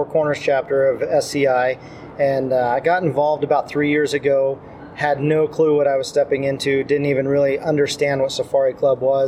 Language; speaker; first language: English; native; English